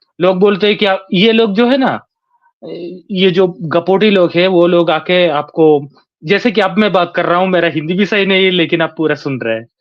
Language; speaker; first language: Hindi; non-native, local second language; Malayalam